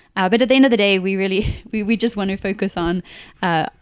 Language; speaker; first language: English; native; English